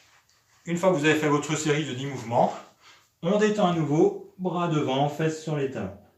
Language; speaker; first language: French; native; French